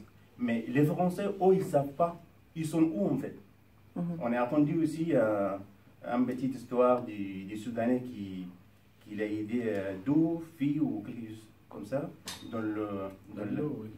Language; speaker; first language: French; non-native, learner; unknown